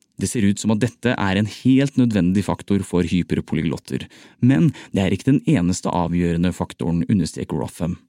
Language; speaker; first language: Norwegian; native; Norwegian